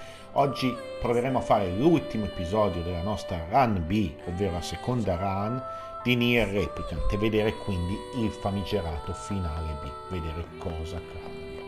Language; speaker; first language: Italian; native; Italian